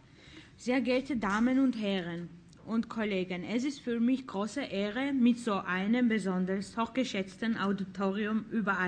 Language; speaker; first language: German; non-native, fluent; Georgian